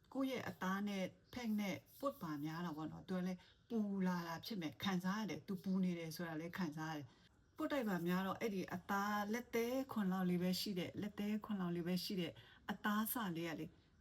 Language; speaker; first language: Burmese; non-native, local second language; Shan